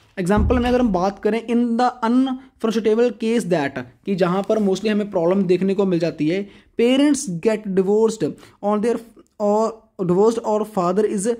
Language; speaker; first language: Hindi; non-native, local second language; Punjabi